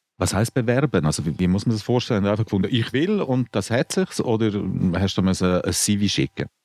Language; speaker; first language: German; native; German